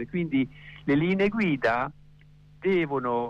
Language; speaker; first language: Italian; native; Italian